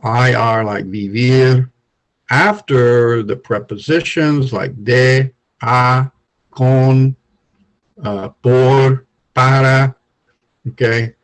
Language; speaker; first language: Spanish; non-native, learner; English